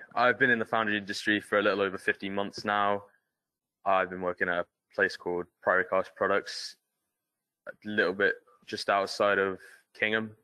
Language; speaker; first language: English; native; English